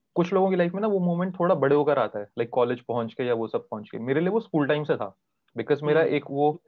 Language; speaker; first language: Hindi; native; Hindi